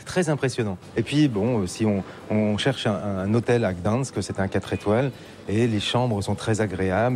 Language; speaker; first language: French; native; French